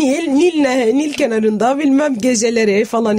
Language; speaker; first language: Turkish; non-native, fluent; Arabic